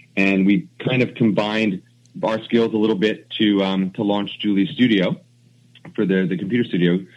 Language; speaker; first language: English; native; English